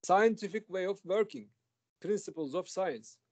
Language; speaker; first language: English; non-native, fluent; Turkish